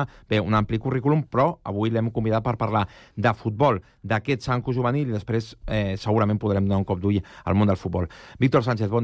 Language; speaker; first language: Catalan; native; Catalan